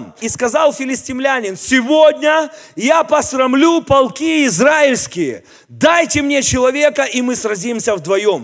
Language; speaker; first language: Russian; native; Russian